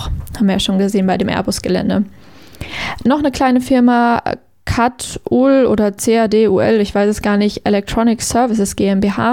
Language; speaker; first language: German; native; German